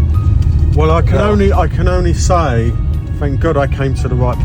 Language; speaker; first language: English; native; English